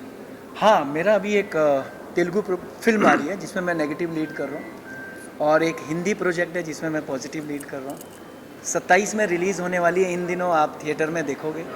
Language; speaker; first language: Hindi; native; Hindi